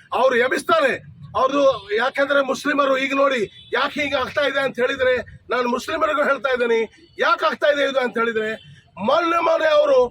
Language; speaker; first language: Kannada; non-native, local second language; Urdu